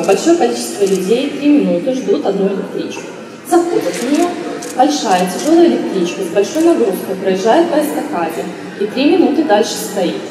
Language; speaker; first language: Russian; native; Russian